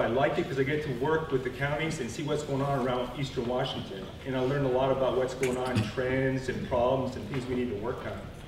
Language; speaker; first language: English; native; English